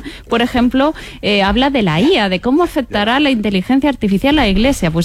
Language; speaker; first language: Spanish; native; Spanish